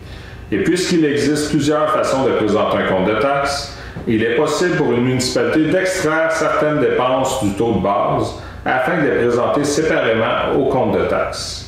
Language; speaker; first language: French; native; French